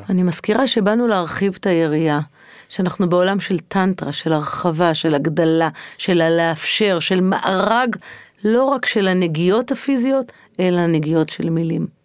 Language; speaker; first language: Hebrew; native; Hebrew